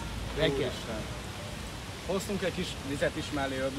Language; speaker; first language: Hungarian; native; Hungarian